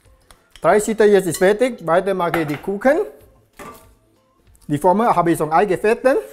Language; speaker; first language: German; non-native, learner; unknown